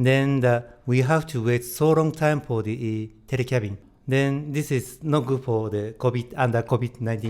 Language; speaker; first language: English; non-native, learner; Japanese